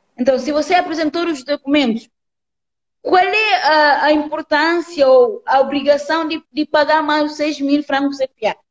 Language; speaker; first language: Portuguese; non-native, local second language; Upper Guinea Crioulo